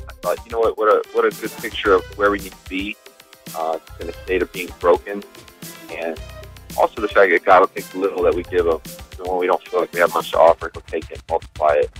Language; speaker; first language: English; native; English